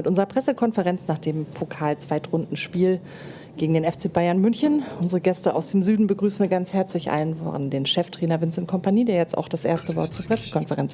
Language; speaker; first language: German; native; German